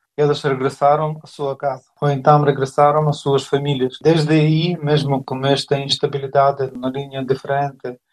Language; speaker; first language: Portuguese; non-native, fluent; Ukrainian